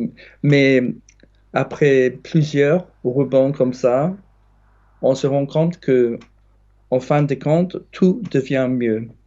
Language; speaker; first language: French; non-native, fluent; English